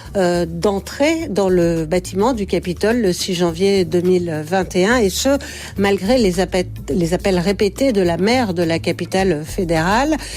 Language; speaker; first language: French; native; French